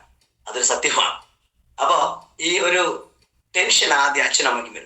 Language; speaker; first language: Malayalam; native; Malayalam